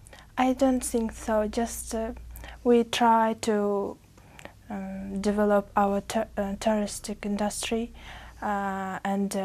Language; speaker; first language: English; non-native, learner; Uzbek